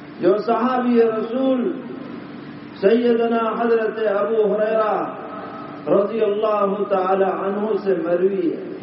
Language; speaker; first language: Urdu; native; Urdu